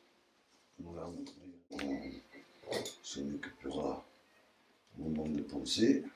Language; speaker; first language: French; native; French